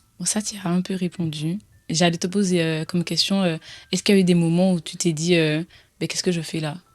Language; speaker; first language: French; native; French